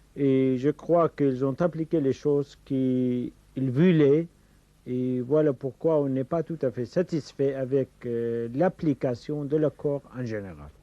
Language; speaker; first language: French; non-native, fluent; Kurdish